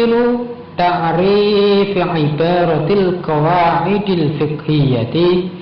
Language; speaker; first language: Arabic; non-native, fluent; Indonesian